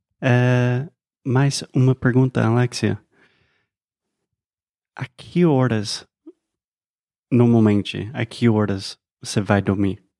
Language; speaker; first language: Portuguese; non-native, fluent; English